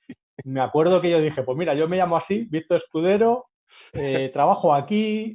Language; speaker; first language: Spanish; native; Spanish